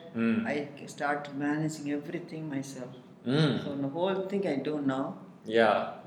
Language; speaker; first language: English; non-native, local second language; Tamil